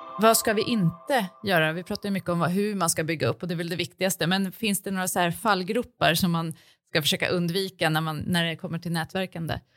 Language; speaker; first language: Swedish; native; Swedish